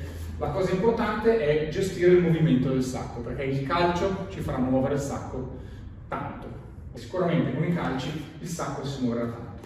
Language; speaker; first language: Italian; native; Italian